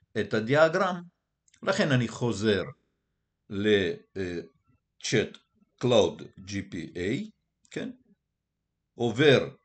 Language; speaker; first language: Hebrew; early bilingual, other home language; Russian